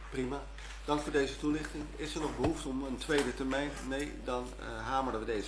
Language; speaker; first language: Dutch; native; Dutch